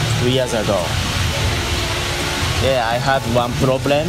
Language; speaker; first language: English; non-native, learner; Japanese